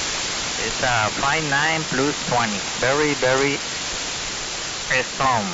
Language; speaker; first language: English; non-native, learner; Spanish